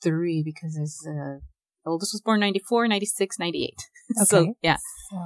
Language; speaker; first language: English; early bilingual, other home language; Spanish